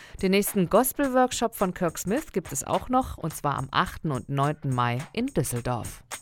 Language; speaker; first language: German; native; German